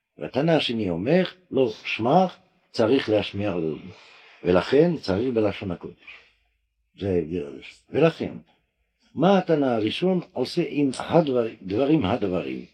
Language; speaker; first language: Hebrew; non-native, fluent; French